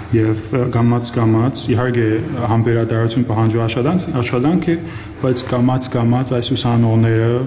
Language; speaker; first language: Armenian; early bilingual, heritage; Armenian